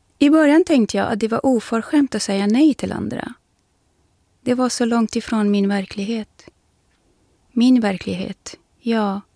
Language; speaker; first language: Swedish; non-native, fluent; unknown